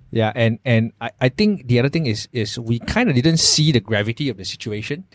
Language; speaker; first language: English; non-native, local second language; Chinese